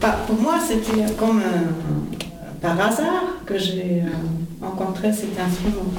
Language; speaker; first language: French; non-native, fluent; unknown